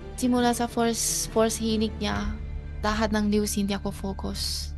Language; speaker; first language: Filipino; non-native, learner; Chinese